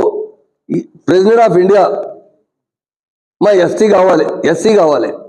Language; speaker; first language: Telugu; non-native, local second language; Urdu